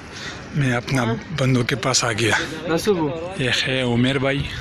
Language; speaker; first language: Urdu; non-native, local second language; Pashto